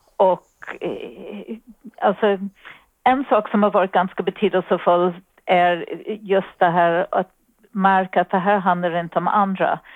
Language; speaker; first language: Swedish; non-native, fluent; English